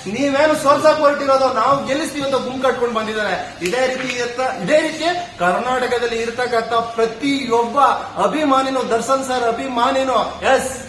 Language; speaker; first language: Kannada; native; Kannada